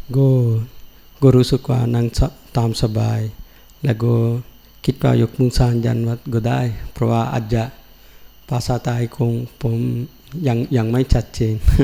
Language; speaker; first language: Thai; non-native, learner; Sinhala